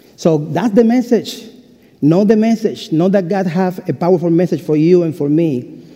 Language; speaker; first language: English; non-native, fluent; Spanish